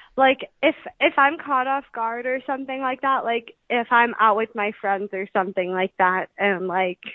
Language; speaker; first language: English; native; English